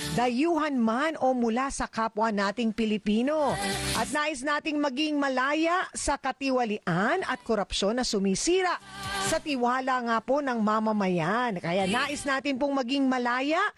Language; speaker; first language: Filipino; native; Filipino